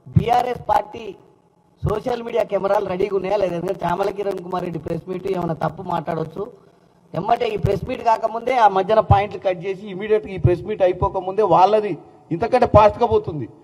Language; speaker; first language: Telugu; native; Telugu